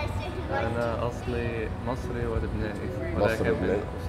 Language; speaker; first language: Arabic; early bilingual, heritage; Arabic